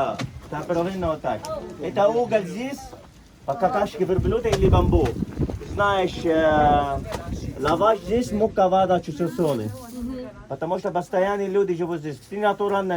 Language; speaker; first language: Russian; non-native, learner; Arabic